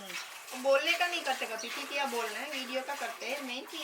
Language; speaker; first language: Hindi; native; Hindi